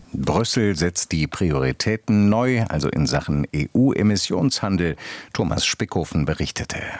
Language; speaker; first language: German; native; German